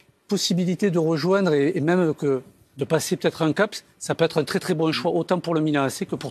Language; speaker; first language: French; native; French